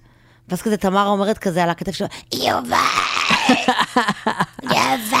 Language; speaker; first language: Hebrew; native; Hebrew